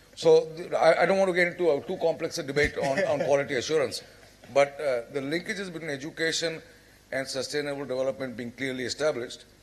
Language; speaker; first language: English; non-native, local second language; Bangla